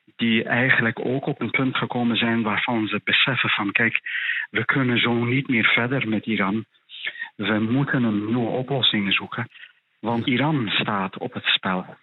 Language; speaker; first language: Dutch; native; Dutch